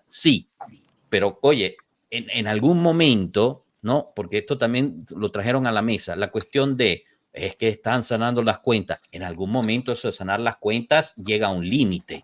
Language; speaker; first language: Spanish; native; Spanish